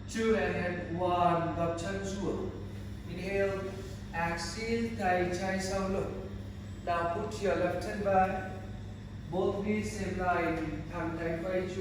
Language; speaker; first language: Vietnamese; non-native, learner; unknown